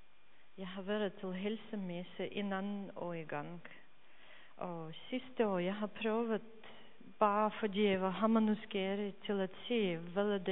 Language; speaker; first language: Danish; non-native, fluent; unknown